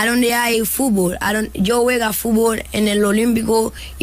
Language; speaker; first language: Spanish; early bilingual, other home language; Haitian Creole